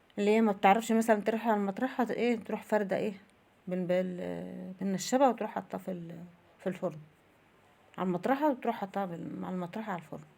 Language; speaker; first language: Egyptian Arabic; native; Egyptian Arabic